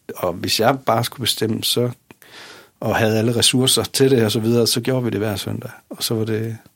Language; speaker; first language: Danish; native; Danish